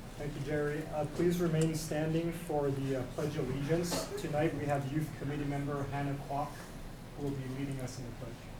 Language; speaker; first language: English; non-native, local second language; Cantonese